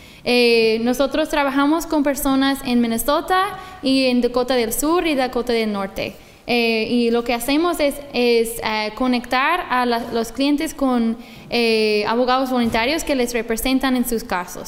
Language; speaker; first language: Spanish; non-native, fluent; English